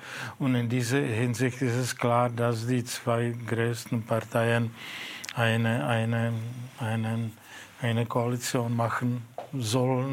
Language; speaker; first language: German; non-native, fluent; Czech